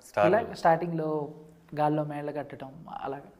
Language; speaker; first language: Telugu; native; Telugu